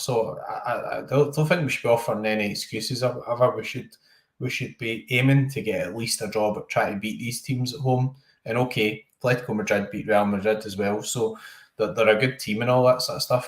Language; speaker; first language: English; native; English